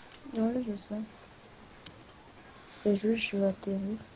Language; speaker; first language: French; native; French